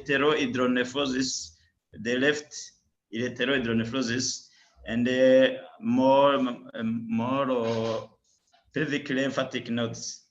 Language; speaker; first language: English; non-native, learner; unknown